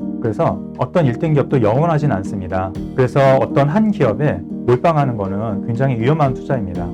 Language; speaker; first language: Korean; native; Korean